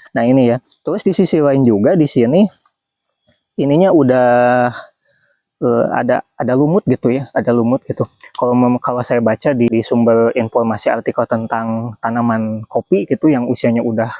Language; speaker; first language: Indonesian; non-native, local second language; Sundanese